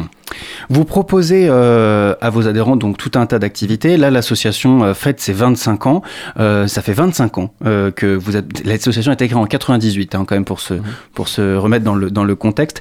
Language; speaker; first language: French; native; French